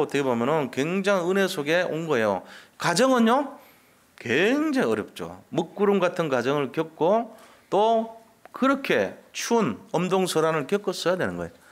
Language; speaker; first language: Korean; native; Korean